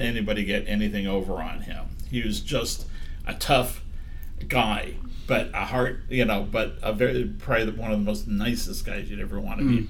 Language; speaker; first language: English; native; English